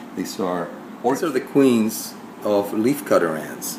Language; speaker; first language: English; non-native, fluent; Spanish